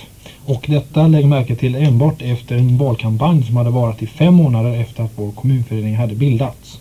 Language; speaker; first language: Swedish; native; Swedish